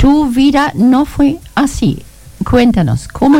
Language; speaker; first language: Spanish; non-native, learner; German